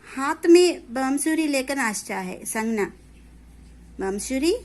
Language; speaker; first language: Hindi; non-native, local second language; Telugu